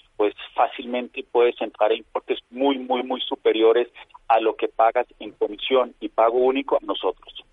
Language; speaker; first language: Spanish; non-native, fluent; German